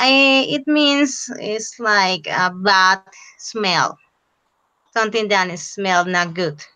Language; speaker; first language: English; non-native, fluent; Spanish